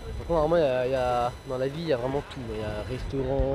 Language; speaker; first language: French; native; French